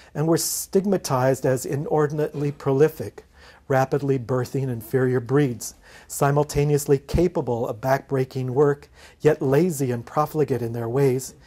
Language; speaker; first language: English; native; English